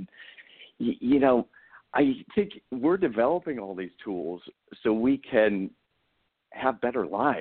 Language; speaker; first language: English; native; English